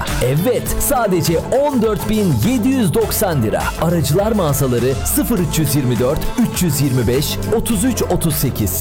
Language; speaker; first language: Turkish; native; Turkish